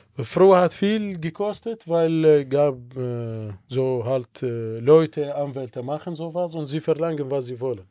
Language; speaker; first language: German; non-native, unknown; Arabic